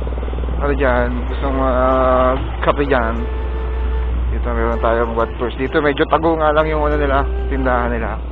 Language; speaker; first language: Filipino; native; Filipino